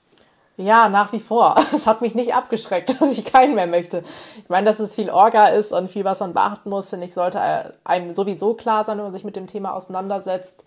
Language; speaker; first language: German; native; German